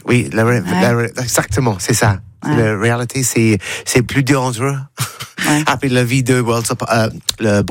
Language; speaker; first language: French; non-native, learner; English